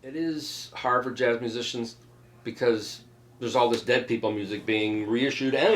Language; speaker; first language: English; native; English